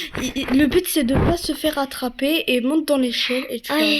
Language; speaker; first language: French; native; French